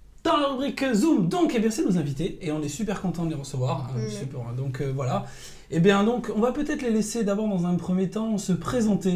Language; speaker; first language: French; native; French